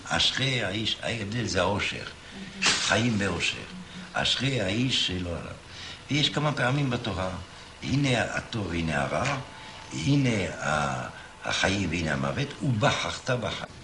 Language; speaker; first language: Hebrew; non-native, fluent; French